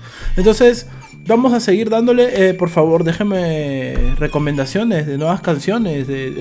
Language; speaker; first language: Spanish; native; Spanish